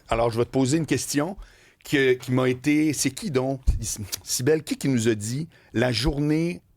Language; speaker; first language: French; native; French